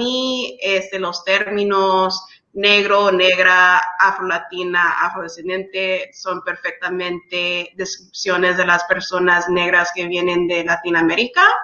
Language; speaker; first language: Spanish; early bilingual, heritage; English